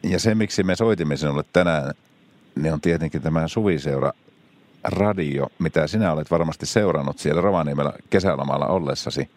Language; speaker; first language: Finnish; native; Finnish